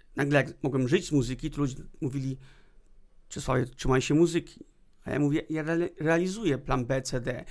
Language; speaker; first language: Polish; early bilingual, heritage; Polish